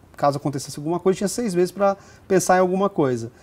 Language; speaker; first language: Portuguese; native; Portuguese